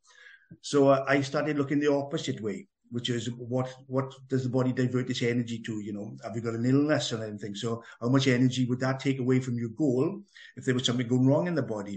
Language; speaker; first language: English; native; English